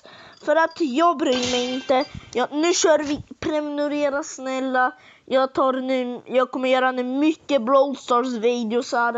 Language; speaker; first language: Swedish; early bilingual, other home language; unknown